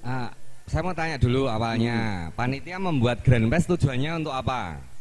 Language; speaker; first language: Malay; non-native, local second language; Javanese